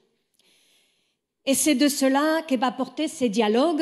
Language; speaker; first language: French; native; French